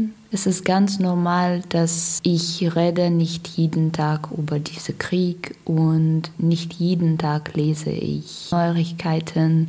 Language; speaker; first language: German; non-native, learner; Russian